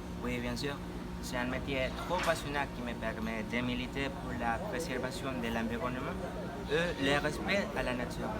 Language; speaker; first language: French; non-native, learner; Spanish